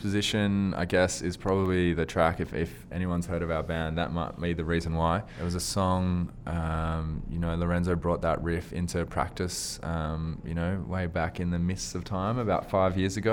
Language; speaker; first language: English; native; English